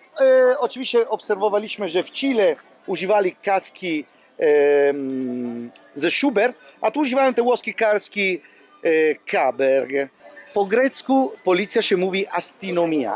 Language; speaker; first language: Polish; non-native, fluent; Italian